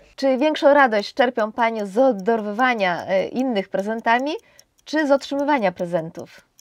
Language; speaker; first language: Polish; native; Polish